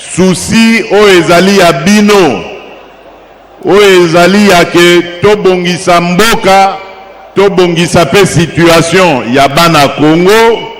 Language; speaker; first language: Lingala; native; Lingala